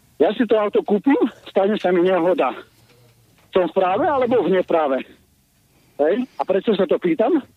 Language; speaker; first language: Slovak; native; Slovak